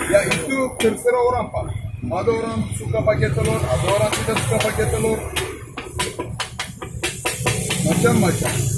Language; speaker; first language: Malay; non-native, fluent; Turkish